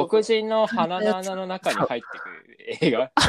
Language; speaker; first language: Japanese; native; Japanese